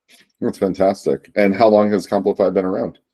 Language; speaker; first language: English; native; English